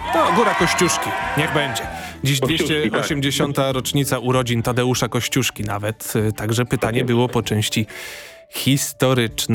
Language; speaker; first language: Polish; native; Polish